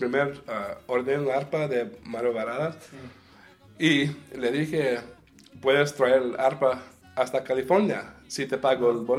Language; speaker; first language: Spanish; early bilingual, heritage; Spanish